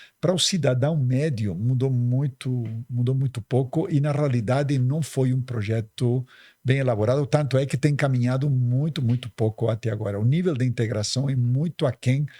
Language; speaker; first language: Portuguese; non-native, fluent; Catalan